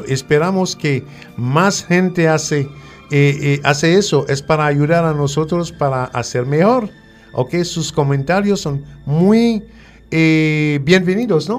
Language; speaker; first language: Spanish; non-native, fluent; French